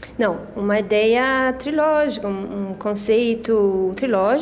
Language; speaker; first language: Portuguese; non-native, fluent; Swedish